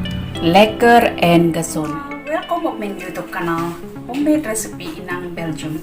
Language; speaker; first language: Dutch; non-native, learner; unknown